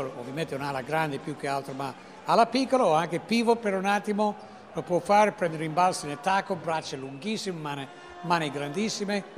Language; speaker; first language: Italian; non-native, fluent; English